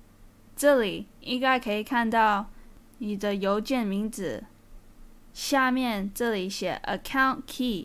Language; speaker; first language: Chinese; early bilingual, heritage; Chinese